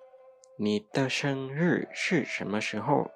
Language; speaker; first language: Chinese; non-native, fluent; Lao